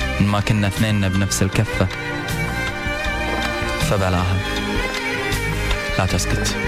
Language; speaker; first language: Arabic; native; Arabic